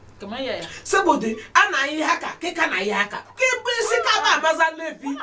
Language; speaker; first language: Hausa; non-native, local second language; Igbo